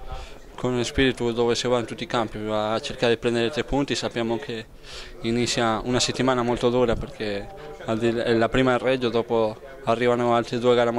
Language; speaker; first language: Italian; non-native, fluent; Spanish